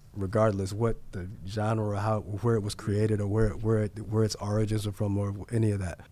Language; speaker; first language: English; native; English